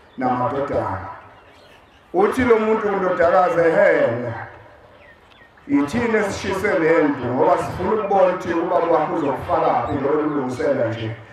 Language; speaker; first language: Zulu; native; Zulu